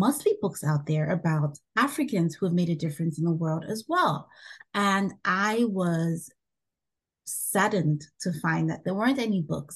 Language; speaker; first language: English; non-native, local second language; Bini